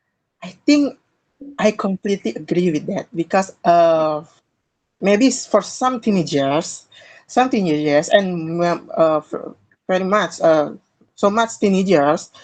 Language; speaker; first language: English; non-native, learner; Indonesian